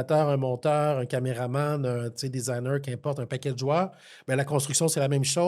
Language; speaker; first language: French; native; French